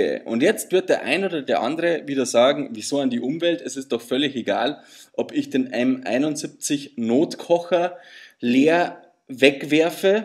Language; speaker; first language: German; native; German